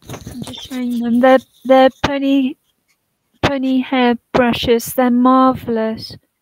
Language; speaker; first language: English; native; English